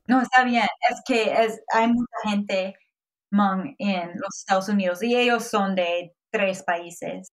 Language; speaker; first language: Spanish; non-native, fluent; English